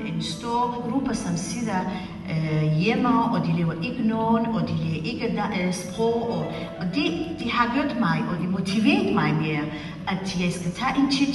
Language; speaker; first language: Danish; non-native, learner; Central Kurdish